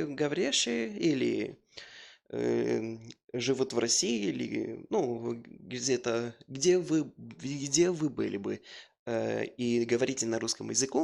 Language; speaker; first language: Russian; early bilingual, heritage; Russian